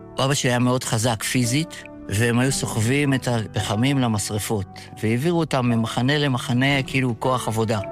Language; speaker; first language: Hebrew; early bilingual, other home language; Yiddish